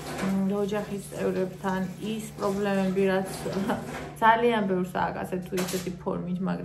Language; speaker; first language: Georgian; native; Georgian